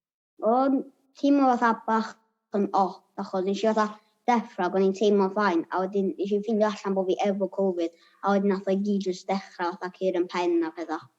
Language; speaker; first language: Welsh; native; Welsh